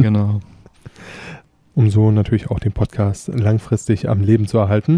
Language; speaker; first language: German; native; German